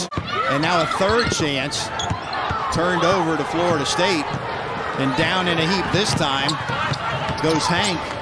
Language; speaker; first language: English; native; English